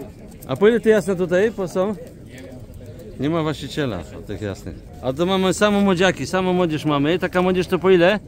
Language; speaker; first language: Polish; native; Polish